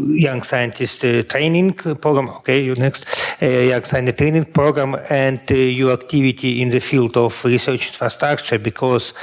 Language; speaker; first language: English; non-native, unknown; Russian